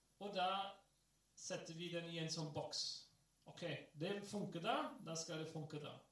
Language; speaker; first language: Norwegian; non-native, fluent; English